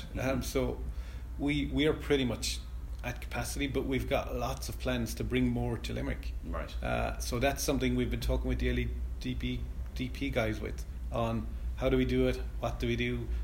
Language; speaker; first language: English; native; English